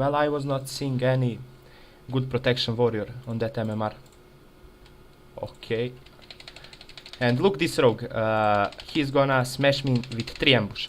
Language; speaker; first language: English; non-native, fluent; Serbian